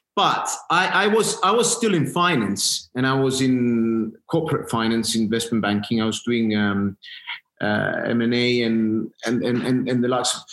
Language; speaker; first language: English; non-native, fluent; Greek